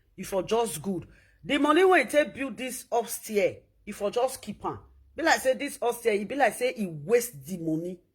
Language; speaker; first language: Nigerian Pidgin; native; Nigerian Pidgin